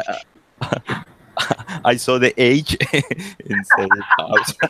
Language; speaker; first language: English; non-native, learner; Spanish